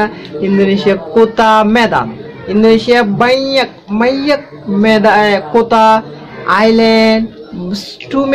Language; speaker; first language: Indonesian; non-native, learner; Bangla